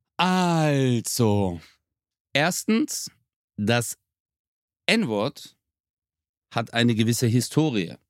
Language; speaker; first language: German; early bilingual, other home language; Turkish